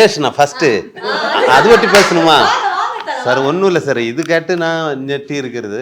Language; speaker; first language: Tamil; non-native, learner; Malayalam